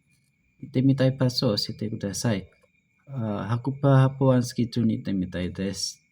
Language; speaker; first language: Japanese; non-native, learner; Indonesian